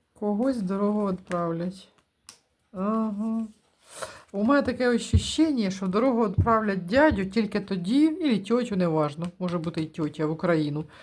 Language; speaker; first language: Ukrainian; non-native, local second language; Russian